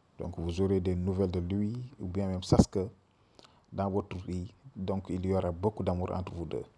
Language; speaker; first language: French; non-native, local second language; Wolof